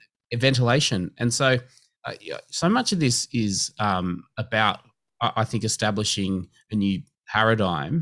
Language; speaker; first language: English; native; English